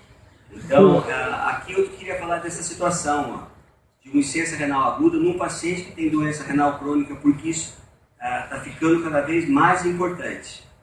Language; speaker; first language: Portuguese; native; Portuguese